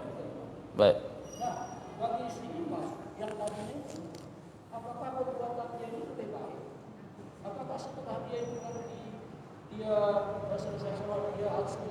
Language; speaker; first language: Indonesian; native; Indonesian